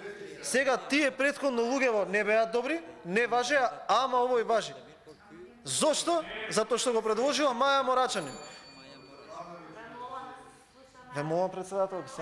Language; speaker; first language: Macedonian; native; Macedonian